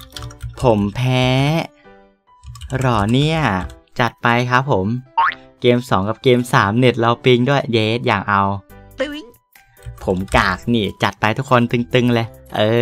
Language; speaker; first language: Thai; native; Thai